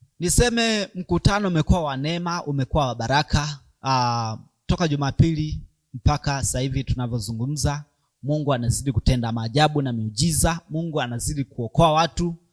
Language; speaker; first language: Swahili; native; Swahili